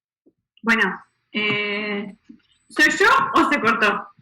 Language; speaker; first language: Spanish; native; Spanish